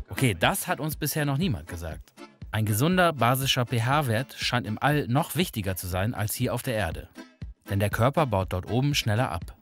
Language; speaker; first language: German; native; German